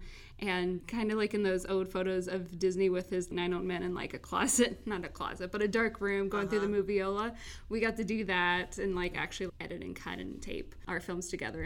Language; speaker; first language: English; native; English